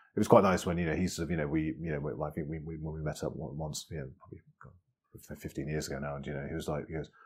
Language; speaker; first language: English; native; English